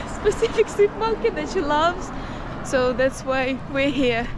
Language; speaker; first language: English; non-native, fluent; Russian